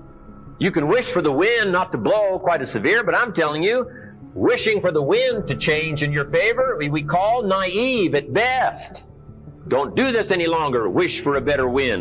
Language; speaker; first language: English; native; English